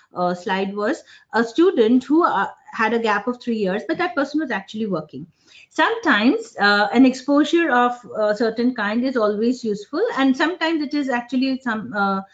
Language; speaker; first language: English; non-native, local second language; Hindi